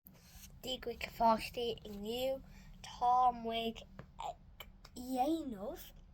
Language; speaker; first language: Irish; non-native, learner; English